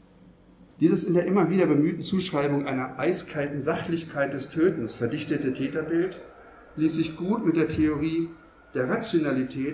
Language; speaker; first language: German; native; German